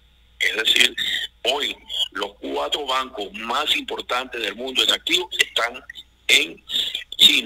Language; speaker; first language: Spanish; native; Spanish